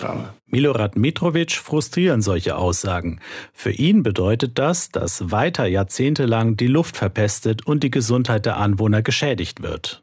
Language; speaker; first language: German; native; German